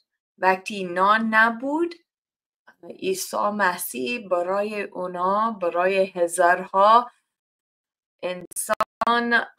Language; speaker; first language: Persian; non-native, learner; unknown